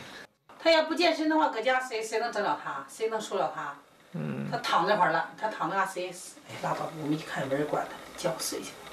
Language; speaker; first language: Chinese; native; Chinese